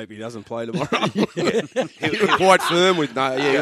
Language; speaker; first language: English; native; English